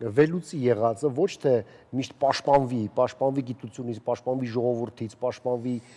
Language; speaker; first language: Armenian; native; Armenian